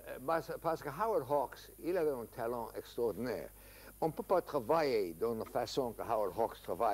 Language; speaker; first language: French; non-native, learner; English